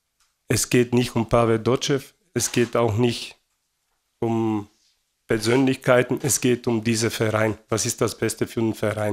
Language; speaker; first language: German; non-native, fluent; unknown